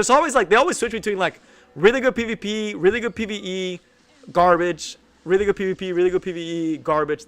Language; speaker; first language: English; native; English